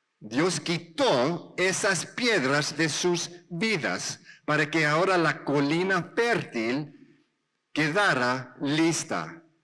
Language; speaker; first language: Spanish; non-native, learner; English